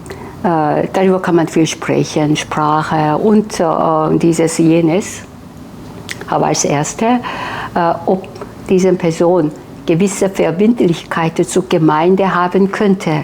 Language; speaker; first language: German; non-native, fluent; Korean